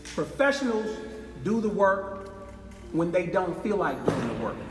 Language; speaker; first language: English; native; English